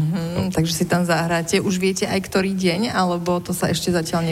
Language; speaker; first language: Slovak; native; Slovak